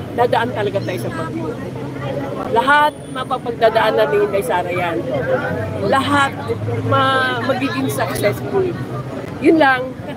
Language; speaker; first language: Filipino; non-native, local second language; Cebuano